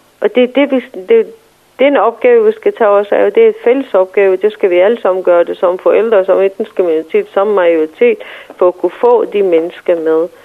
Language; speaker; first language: Danish; non-native, fluent; Persian